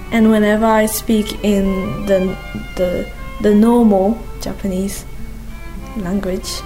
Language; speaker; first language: English; non-native, fluent; Japanese